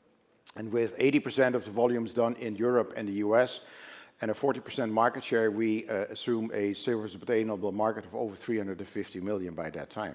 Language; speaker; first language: English; non-native, fluent; Dutch